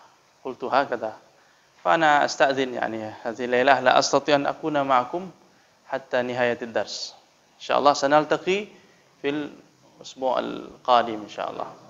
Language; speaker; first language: Arabic; non-native, fluent; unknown